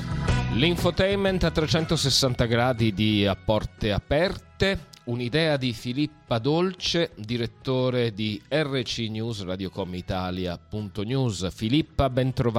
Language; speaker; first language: Italian; native; Italian